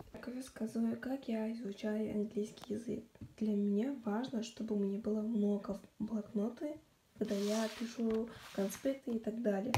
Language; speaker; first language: Russian; non-native, local second language; Kazakh